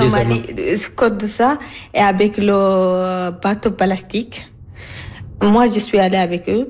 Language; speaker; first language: French; non-native, learner; Arabic